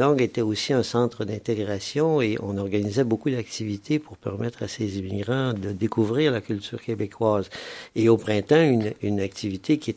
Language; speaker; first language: French; native; French